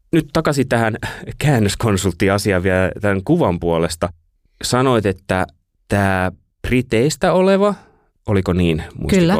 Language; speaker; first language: Finnish; native; Finnish